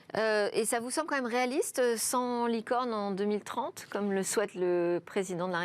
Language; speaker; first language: French; native; French